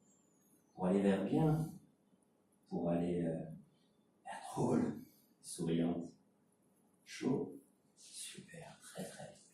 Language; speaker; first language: French; native; French